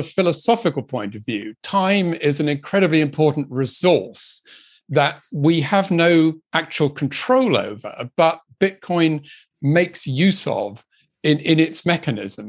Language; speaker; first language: English; native; English